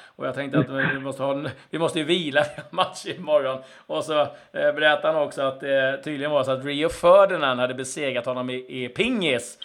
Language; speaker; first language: Swedish; native; Swedish